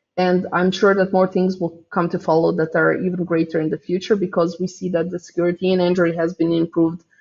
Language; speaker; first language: English; non-native, fluent; Croatian